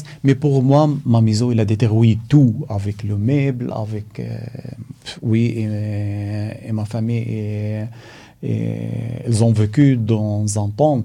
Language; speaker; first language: French; non-native, learner; Arabic